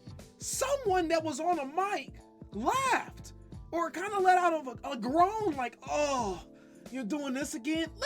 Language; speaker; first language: English; native; English